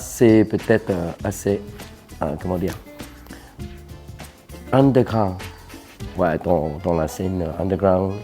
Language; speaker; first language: French; non-native, fluent; Cantonese